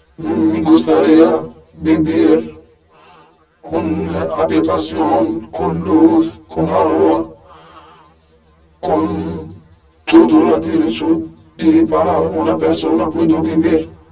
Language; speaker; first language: Spanish; non-native, learner; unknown